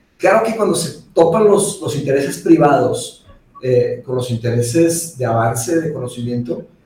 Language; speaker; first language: Spanish; early bilingual, other home language; Portuguese